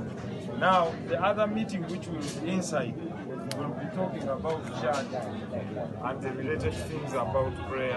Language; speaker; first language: English; non-native, local second language; Ganda